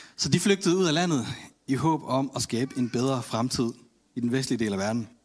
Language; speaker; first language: Danish; early bilingual, other home language; Tamil